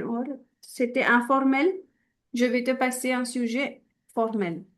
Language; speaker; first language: French; non-native, fluent; Hindi